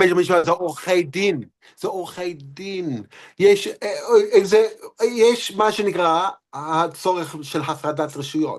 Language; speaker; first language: Hebrew; non-native, fluent; English